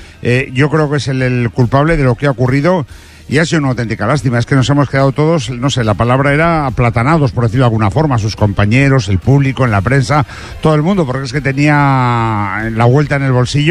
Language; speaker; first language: Spanish; native; Spanish